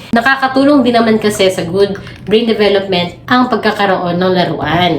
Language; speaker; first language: Filipino; non-native, local second language; Cebuano